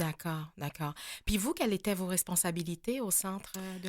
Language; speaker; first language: French; native; French